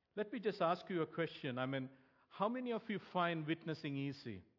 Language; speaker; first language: English; non-native, local second language; Tamil